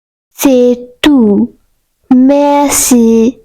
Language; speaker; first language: French; non-native, learner; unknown